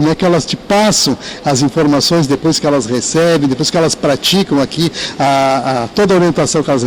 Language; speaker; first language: Portuguese; native; Portuguese